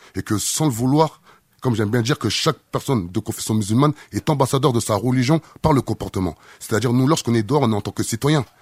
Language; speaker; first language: French; native; French